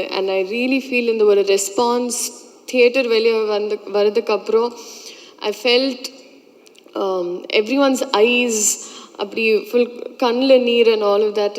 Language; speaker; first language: Tamil; non-native, fluent; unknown